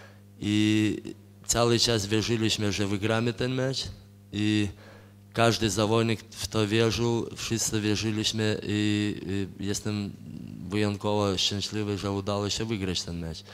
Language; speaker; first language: Polish; non-native, fluent; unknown